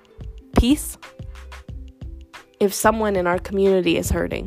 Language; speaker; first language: English; native; English